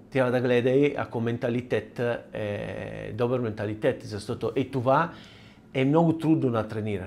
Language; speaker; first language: Bulgarian; non-native, learner; Italian